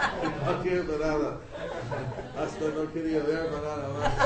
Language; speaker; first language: Spanish; non-native, learner; English